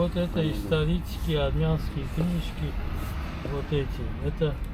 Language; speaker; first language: Russian; non-native, local second language; Armenian